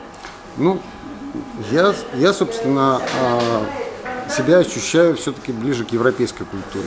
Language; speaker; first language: Russian; native; Russian